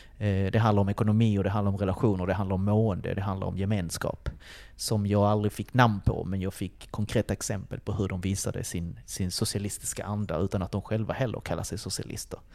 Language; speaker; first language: Swedish; early bilingual, other home language; Spanish